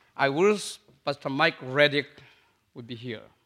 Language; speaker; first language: English; non-native, fluent; Burmese